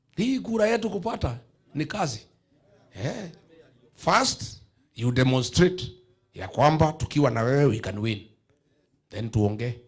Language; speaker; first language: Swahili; non-native, local second language; Kikuyu